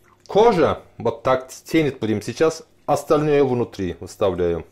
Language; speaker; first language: Russian; non-native, learner; Turkish